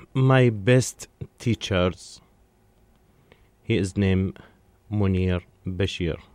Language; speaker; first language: English; non-native, learner; Arabic